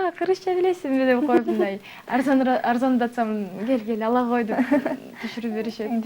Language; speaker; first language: Kyrgyz; non-native, local second language; Uyghur